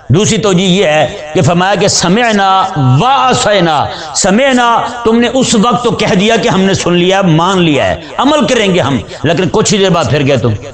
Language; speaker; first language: Urdu; native; Urdu